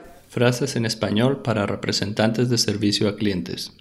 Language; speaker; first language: Spanish; native; Spanish